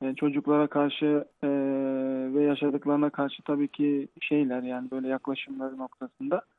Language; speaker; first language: Turkish; native; Turkish